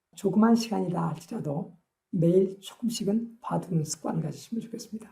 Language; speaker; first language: Korean; native; Korean